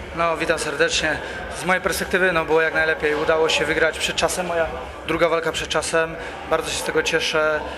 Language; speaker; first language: Polish; native; Polish